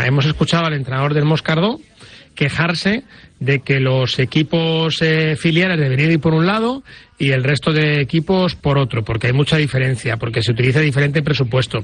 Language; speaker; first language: Spanish; native; Spanish